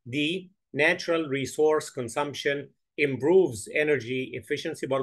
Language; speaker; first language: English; non-native, fluent; Arabic